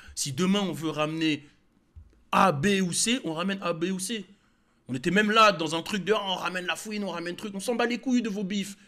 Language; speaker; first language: French; native; French